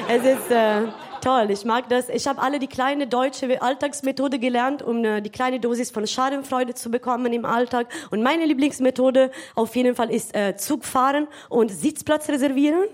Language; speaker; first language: German; non-native, fluent; Italian